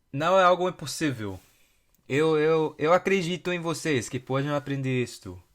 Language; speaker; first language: Portuguese; non-native, fluent; English